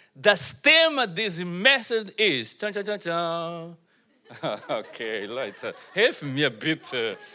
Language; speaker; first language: German; non-native, learner; Portuguese